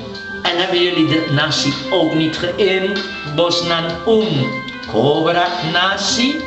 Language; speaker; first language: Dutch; non-native, local second language; Papiamento